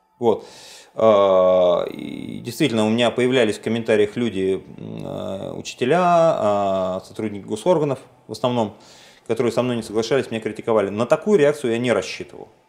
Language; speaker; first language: Russian; native; Russian